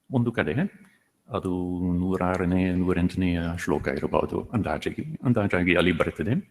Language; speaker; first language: Kannada; non-native, fluent; Dutch